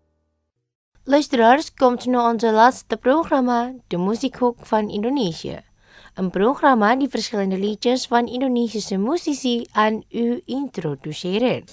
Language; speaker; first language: Dutch; non-native, learner; Indonesian